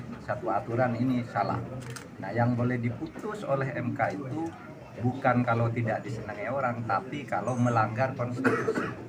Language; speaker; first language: Indonesian; non-native, local second language; Madurese